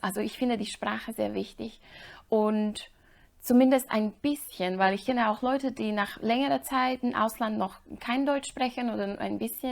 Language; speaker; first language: German; non-native, fluent; Slovak